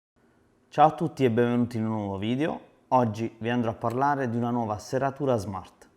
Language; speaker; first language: Italian; native; Italian